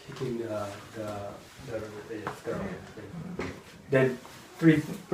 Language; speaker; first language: English; non-native, learner; Japanese